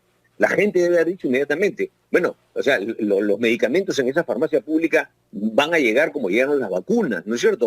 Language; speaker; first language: Spanish; native; Spanish